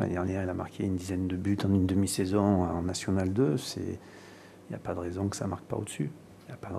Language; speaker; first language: French; native; French